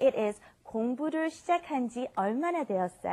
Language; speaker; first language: Korean; non-native, learner; English